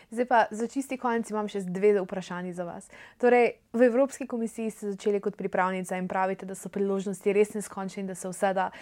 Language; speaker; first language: Slovenian; native; Slovenian